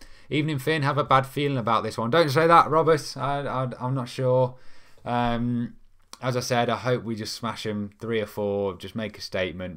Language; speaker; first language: English; native; English